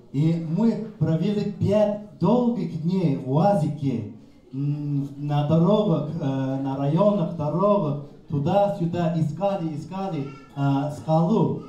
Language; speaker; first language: Russian; non-native, fluent; English